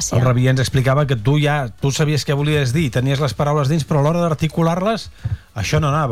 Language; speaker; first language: Catalan; native; Catalan